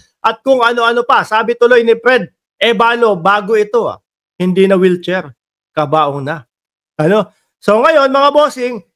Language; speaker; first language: Filipino; native; Filipino